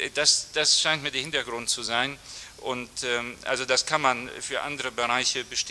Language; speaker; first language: German; native; German